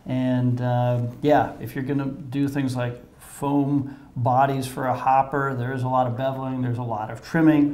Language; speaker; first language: English; native; English